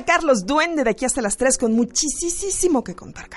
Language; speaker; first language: Spanish; native; Spanish